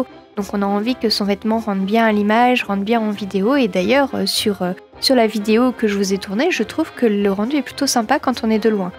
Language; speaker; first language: French; native; French